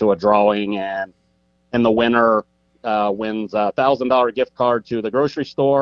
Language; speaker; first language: English; native; English